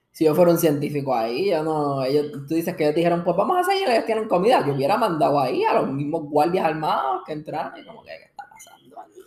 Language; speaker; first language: Spanish; early bilingual, heritage; Spanish